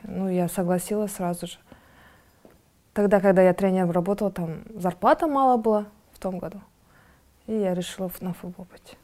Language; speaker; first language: Russian; non-native, local second language; Kazakh